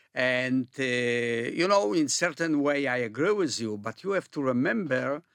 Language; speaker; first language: English; early bilingual, other home language; Polish